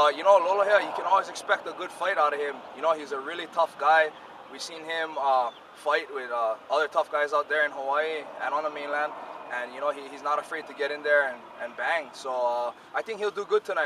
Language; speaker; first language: English; native; English